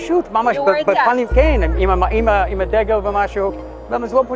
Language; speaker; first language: Hebrew; non-native, learner; English